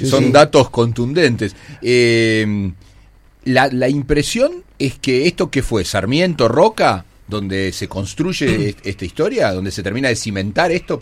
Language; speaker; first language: Spanish; native; Spanish